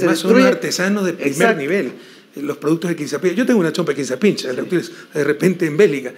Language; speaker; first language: Spanish; native; Spanish